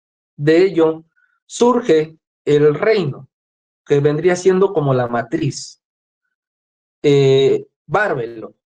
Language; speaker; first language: Spanish; native; Spanish